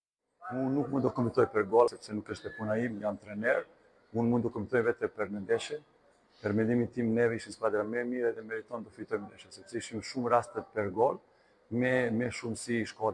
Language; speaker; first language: Albanian; non-native, learner; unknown